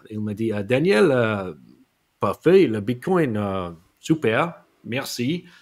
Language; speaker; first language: French; non-native, learner; English